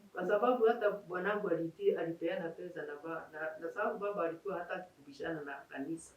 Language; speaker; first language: Swahili; non-native, local second language; Kikuyu